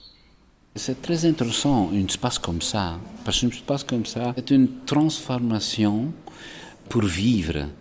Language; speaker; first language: French; non-native, local second language; Dutch